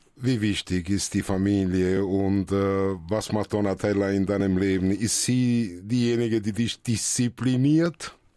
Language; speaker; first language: German; early bilingual, other home language; Italian